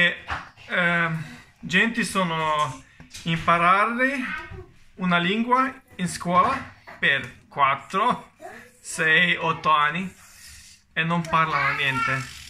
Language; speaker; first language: Italian; non-native, learner; Russian